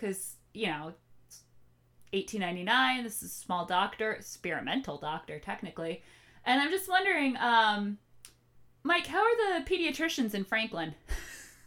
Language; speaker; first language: English; native; English